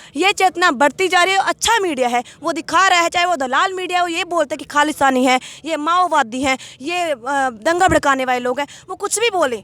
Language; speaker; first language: Hindi; non-native, local second language; Punjabi